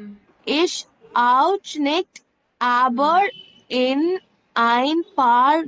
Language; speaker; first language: German; non-native, learner; Tamil